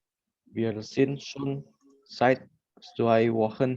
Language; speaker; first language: German; non-native, learner; Indonesian